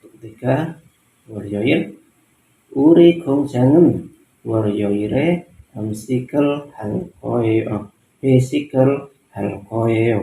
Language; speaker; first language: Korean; non-native, learner; Indonesian